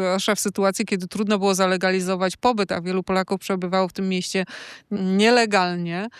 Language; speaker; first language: Polish; native; Polish